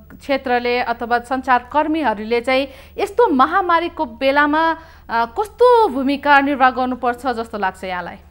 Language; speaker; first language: Nepali; native; Nepali